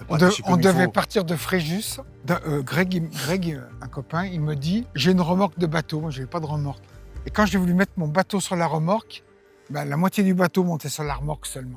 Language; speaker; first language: French; native; French